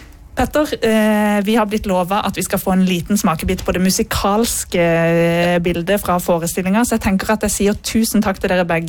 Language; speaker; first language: Norwegian; native; Norwegian